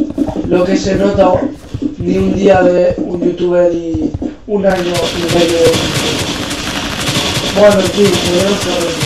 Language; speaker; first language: Spanish; native; Spanish